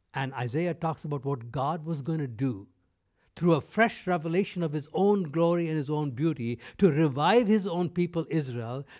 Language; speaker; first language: English; non-native, local second language; Tamil